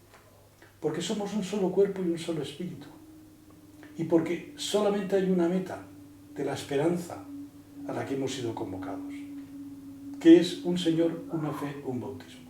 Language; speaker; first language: Spanish; native; Spanish